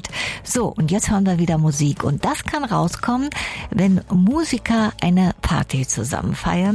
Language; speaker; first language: German; native; German